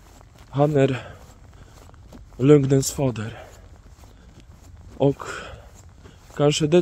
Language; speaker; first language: Swedish; non-native, fluent; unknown